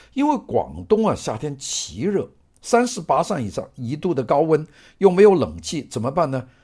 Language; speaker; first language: Chinese; non-native, local second language; Cantonese